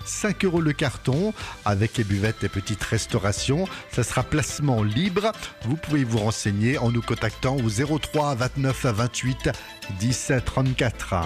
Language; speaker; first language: French; native; French